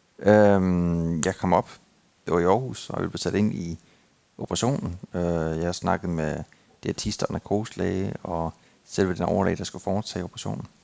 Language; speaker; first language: Danish; native; Danish